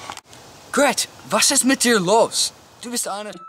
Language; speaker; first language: German; non-native, learner; English